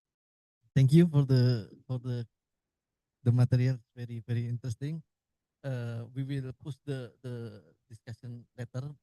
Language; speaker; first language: English; non-native, learner; Indonesian